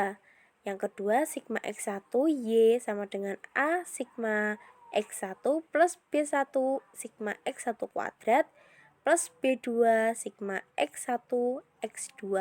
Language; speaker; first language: Indonesian; native; Indonesian